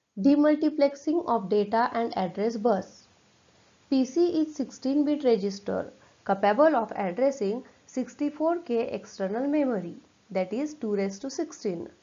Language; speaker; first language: English; non-native, local second language; Marathi